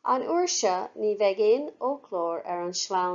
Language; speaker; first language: Irish; non-native, fluent; English